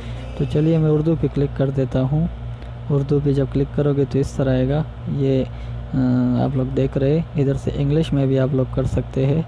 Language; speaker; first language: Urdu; non-native, local second language; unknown